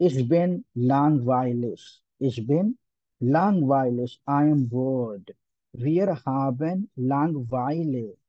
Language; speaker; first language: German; non-native, learner; Hindi